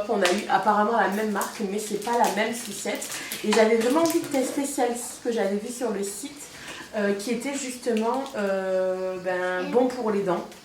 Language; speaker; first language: French; native; French